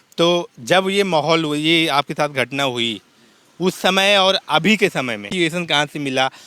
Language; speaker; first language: Hindi; native; Hindi